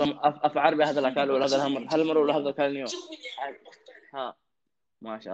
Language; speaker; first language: Arabic; non-native, learner; Somali